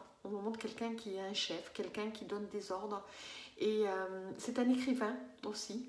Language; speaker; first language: French; native; French